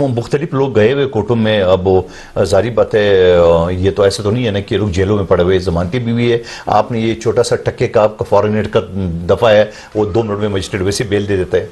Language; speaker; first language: Urdu; non-native, local second language; Pashto